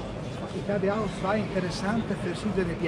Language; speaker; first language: German; non-native, learner; Italian